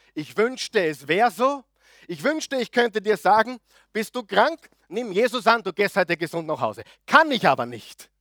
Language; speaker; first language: German; native; German